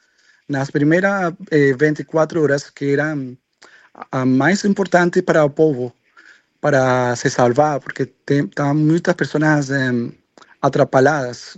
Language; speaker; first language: Portuguese; non-native, learner; Spanish